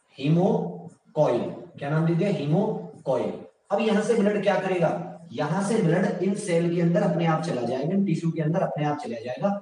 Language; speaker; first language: Hindi; native; Hindi